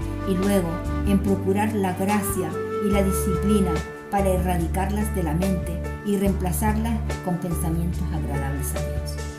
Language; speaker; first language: Spanish; native; Spanish